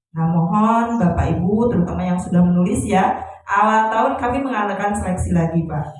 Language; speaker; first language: Indonesian; non-native, local second language; Sundanese